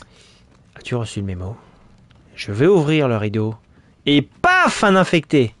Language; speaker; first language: French; native; French